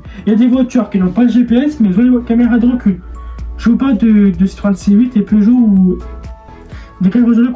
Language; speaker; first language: French; native; French